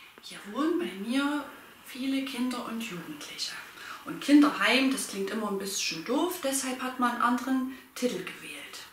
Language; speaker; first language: German; native; German